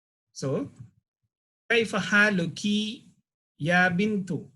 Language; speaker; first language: Arabic; non-native, fluent; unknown